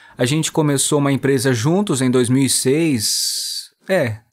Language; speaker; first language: Portuguese; non-native, fluent; Hebrew